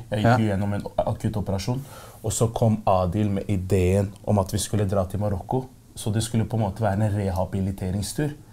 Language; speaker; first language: Norwegian; early bilingual, other home language; Arabic